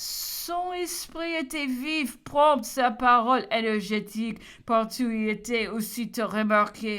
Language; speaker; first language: French; non-native, learner; English